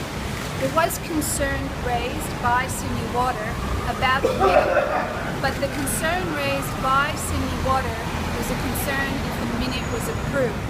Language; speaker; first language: English; native; English